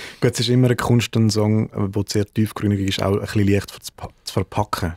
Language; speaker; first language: German; native; German